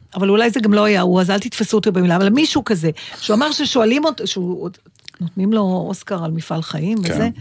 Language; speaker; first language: Hebrew; native; Hebrew